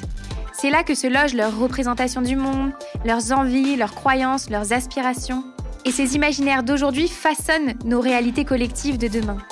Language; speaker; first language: French; native; French